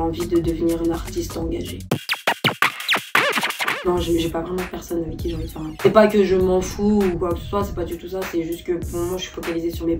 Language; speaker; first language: French; native; French